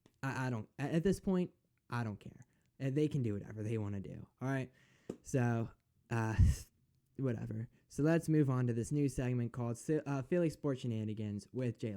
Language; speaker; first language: English; native; English